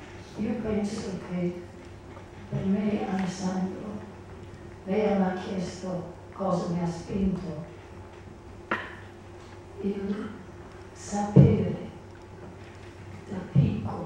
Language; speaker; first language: Italian; non-native, learner; English